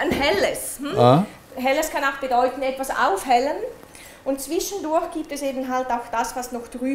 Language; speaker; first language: German; native; German